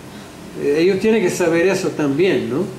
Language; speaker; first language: Spanish; non-native, fluent; English